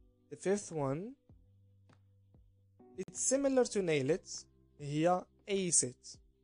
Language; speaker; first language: English; non-native, fluent; Arabic